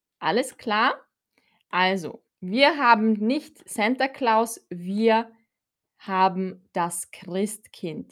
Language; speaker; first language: German; non-native, fluent; Filipino